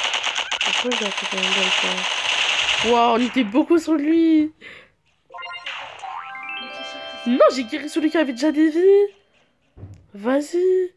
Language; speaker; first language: French; native; French